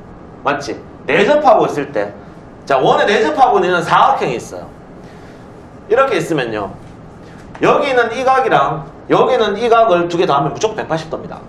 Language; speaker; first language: Korean; native; Korean